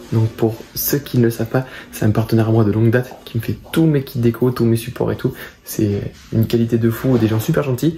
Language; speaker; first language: French; native; French